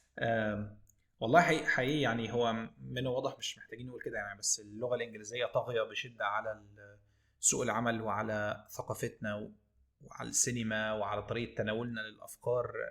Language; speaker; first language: Egyptian Arabic; native; Egyptian Arabic